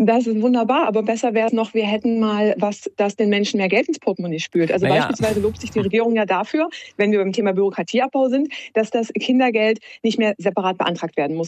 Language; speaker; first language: German; native; German